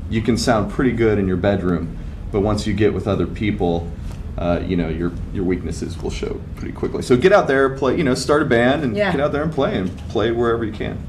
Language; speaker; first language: English; native; English